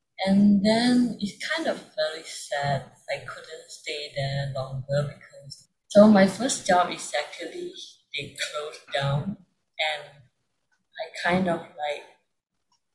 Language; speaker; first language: English; non-native, local second language; Chinese